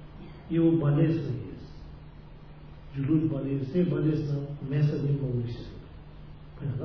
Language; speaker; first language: Russian; non-native, learner; Tibetan